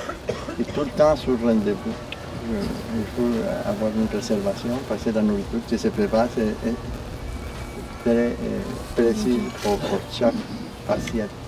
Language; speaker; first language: French; non-native, learner; Spanish